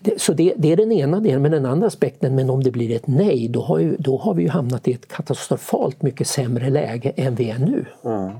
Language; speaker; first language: Swedish; native; Swedish